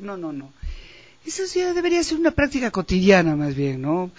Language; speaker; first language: Spanish; native; Spanish